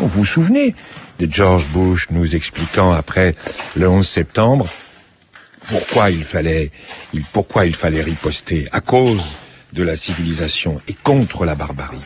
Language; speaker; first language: French; native; French